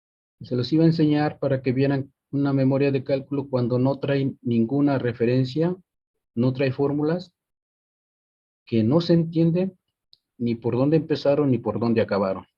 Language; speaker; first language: Spanish; native; Spanish